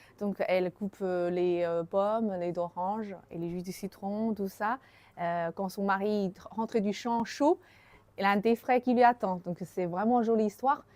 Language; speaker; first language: French; non-native, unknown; Chinese